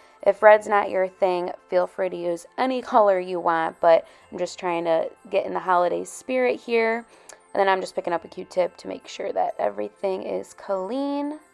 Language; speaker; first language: English; native; English